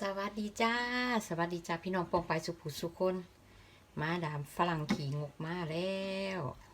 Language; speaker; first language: Thai; non-native, local second language; Northeastern Thai